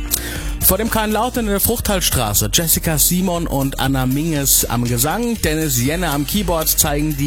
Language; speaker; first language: German; native; German